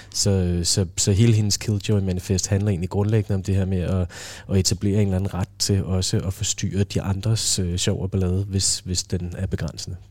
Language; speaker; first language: Danish; native; Danish